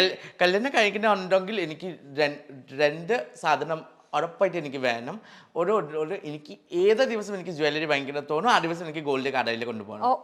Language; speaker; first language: Malayalam; non-native, learner; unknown